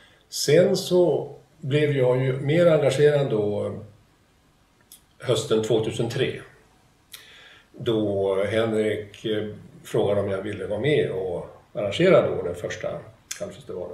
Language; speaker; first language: Swedish; native; Swedish